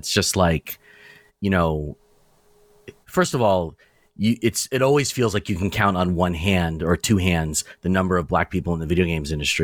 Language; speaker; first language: English; native; English